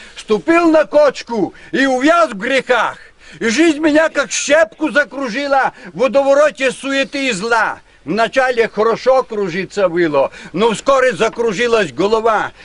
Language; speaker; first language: Russian; non-native, local second language; Ukrainian